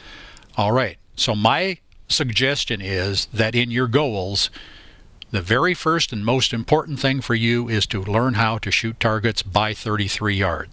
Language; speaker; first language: English; native; English